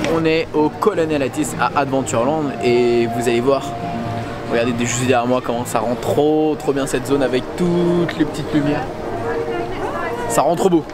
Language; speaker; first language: French; native; French